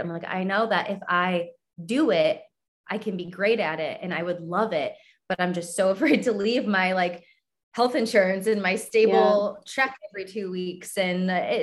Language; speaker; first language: English; native; English